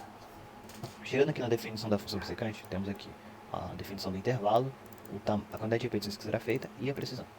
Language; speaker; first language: Portuguese; native; Portuguese